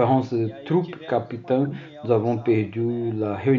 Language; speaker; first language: French; non-native, learner; Portuguese